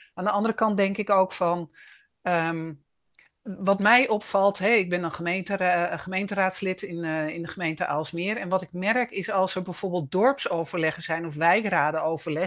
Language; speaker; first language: Dutch; native; Dutch